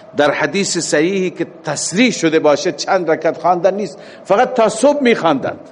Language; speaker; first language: Persian; native; Persian